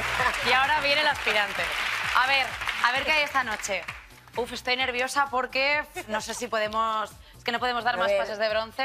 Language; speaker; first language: Spanish; native; Spanish